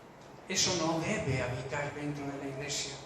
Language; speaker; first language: Spanish; native; Spanish